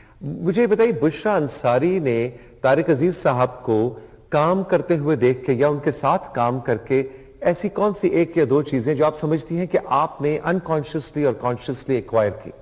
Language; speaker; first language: Urdu; native; Urdu